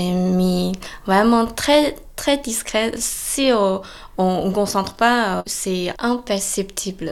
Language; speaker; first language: French; non-native, learner; Chinese